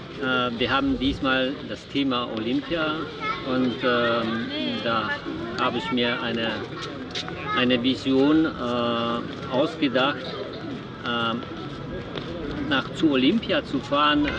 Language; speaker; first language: German; non-native, fluent; Polish